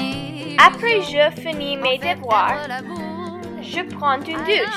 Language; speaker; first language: French; non-native, learner; English